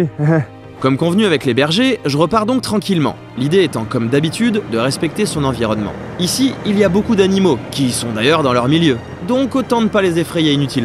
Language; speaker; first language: French; native; French